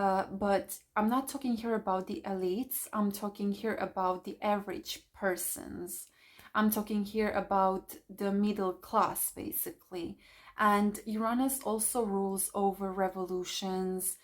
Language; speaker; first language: English; non-native, fluent; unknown